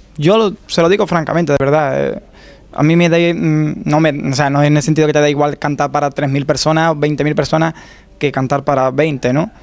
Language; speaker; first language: Spanish; native; Spanish